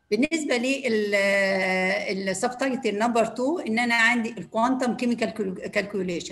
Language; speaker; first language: Arabic; native; Arabic